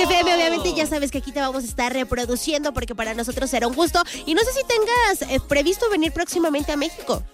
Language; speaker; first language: Spanish; native; Spanish